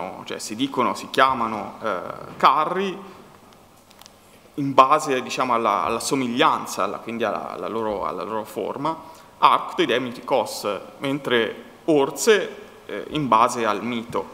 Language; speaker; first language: Italian; native; Italian